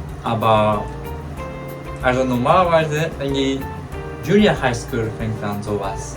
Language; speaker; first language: German; non-native, learner; Japanese